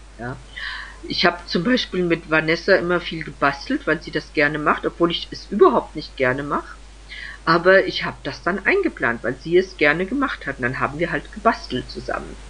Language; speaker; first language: German; native; German